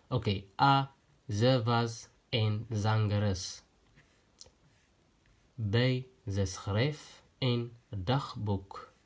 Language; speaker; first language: Dutch; non-native, fluent; Tigrinya